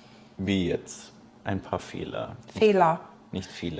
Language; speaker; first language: German; native; German